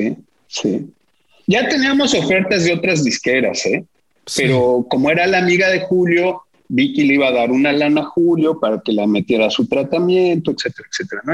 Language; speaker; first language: Spanish; native; Spanish